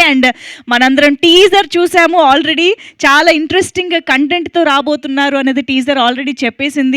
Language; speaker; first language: Telugu; native; Telugu